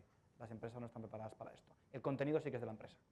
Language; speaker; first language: Spanish; native; Spanish